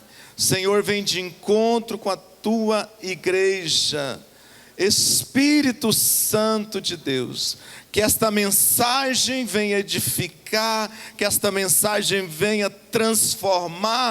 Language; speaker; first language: Portuguese; native; Portuguese